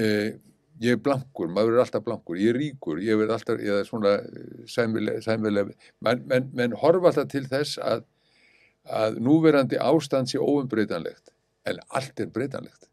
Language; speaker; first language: Icelandic; native; Icelandic